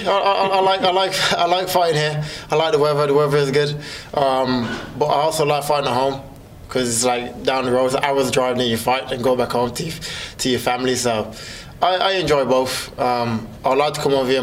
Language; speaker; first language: English; native; English